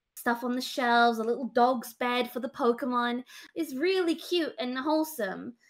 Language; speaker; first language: English; native; English